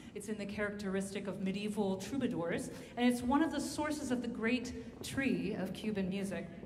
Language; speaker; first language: English; early bilingual, other home language; Spanish